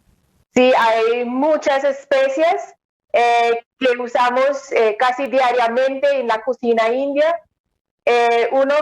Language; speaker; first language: Spanish; non-native, fluent; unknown